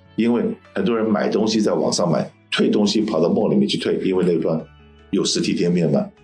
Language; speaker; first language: Chinese; native; Chinese